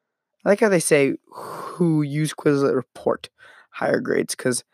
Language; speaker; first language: English; native; English